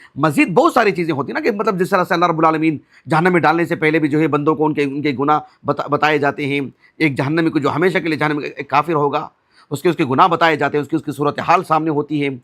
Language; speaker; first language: Urdu; native; Urdu